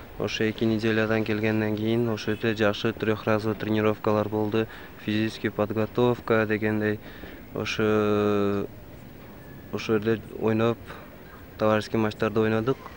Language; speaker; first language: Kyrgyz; non-native, local second language; Tajik